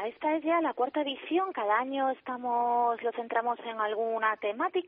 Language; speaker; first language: Spanish; native; Spanish